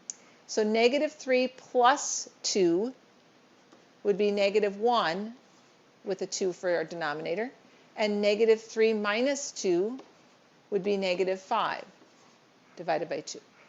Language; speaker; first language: English; native; English